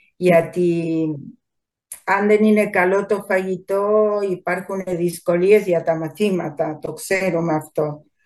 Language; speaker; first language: Greek; early bilingual, heritage; Spanish